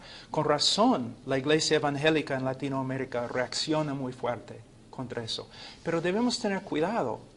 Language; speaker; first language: Spanish; non-native, fluent; English